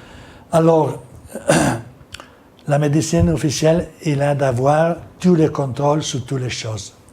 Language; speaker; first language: French; non-native, learner; Italian